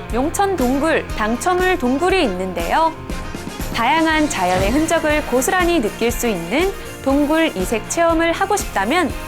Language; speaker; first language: Korean; native; Korean